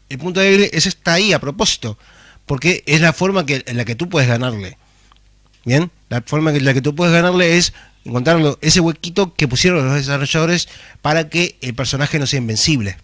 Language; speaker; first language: Spanish; native; Spanish